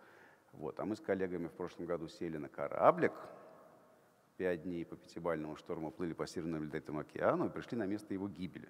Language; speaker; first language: Russian; native; Russian